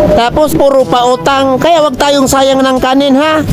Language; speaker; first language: Filipino; non-native, local second language; Bikol